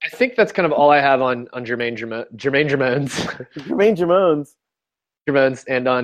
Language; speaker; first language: English; native; English